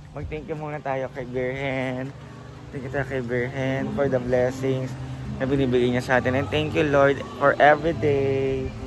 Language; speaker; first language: Filipino; non-native, local second language; Cebuano